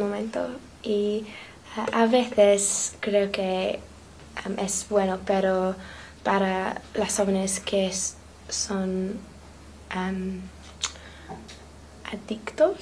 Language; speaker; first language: Spanish; non-native, learner; English